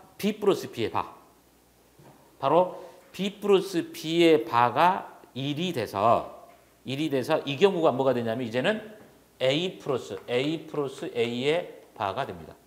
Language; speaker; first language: Korean; native; Korean